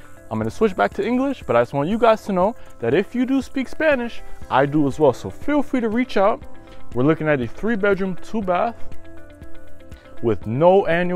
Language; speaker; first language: English; early bilingual, other home language; Spanish